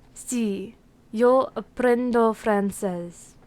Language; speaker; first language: Spanish; non-native, learner; English